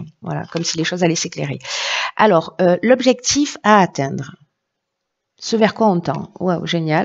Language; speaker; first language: French; native; French